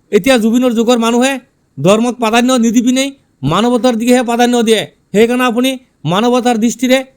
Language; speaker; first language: Assamese; non-native, local second language; Bangla